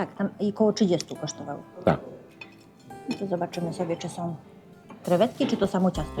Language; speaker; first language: Polish; native; Polish